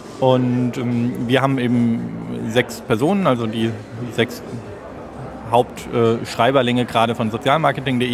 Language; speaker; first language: German; native; German